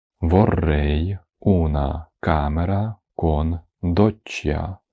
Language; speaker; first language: Italian; non-native, fluent; Ukrainian